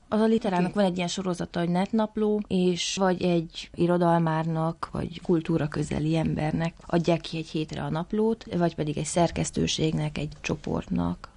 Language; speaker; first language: Hungarian; native; Hungarian